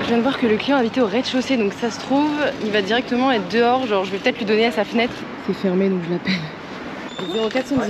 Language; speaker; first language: French; native; French